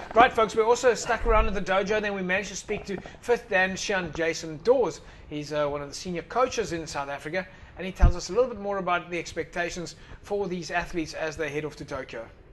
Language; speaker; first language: English; non-native, local second language; Afrikaans